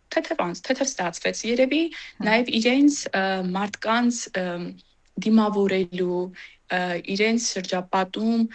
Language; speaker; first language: Armenian; native; Armenian